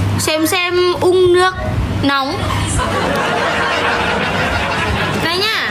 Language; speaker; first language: Vietnamese; non-native, learner; Javanese